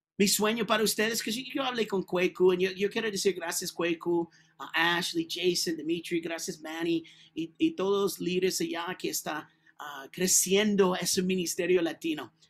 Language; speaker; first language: Spanish; non-native, learner; English